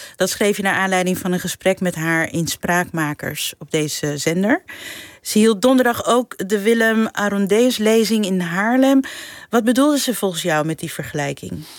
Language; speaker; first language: Dutch; non-native, local second language; Papiamento